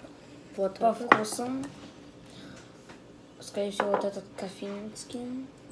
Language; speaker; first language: Russian; early bilingual, heritage; Russian